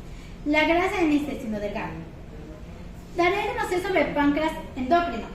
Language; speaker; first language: Spanish; native; Spanish